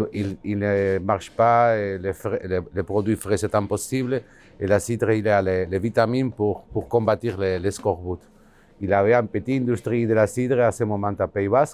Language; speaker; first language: French; non-native, learner; Basque